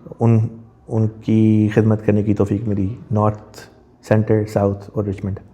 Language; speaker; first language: Urdu; native; Urdu